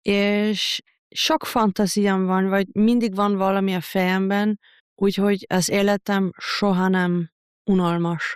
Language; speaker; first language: Hungarian; non-native, learner; German